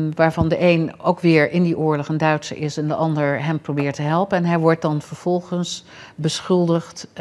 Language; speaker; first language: Dutch; native; Dutch